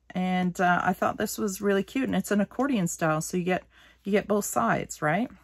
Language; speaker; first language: English; native; English